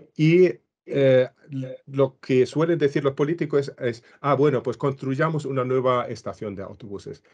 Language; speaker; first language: Spanish; non-native, fluent; German